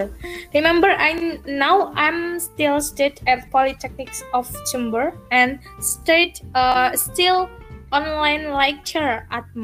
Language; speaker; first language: English; non-native, learner; Indonesian